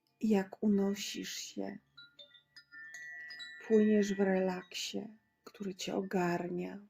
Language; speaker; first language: Polish; native; Polish